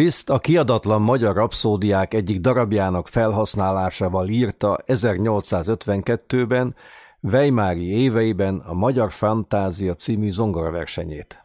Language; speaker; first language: Hungarian; native; Hungarian